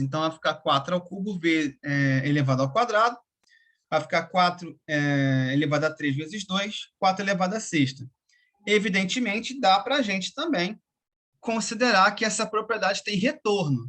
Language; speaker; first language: Portuguese; native; Portuguese